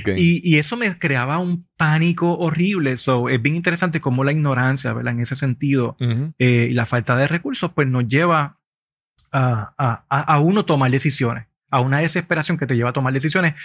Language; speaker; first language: Spanish; native; Spanish